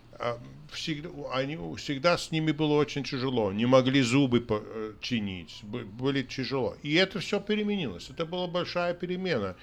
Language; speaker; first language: Russian; non-native, fluent; English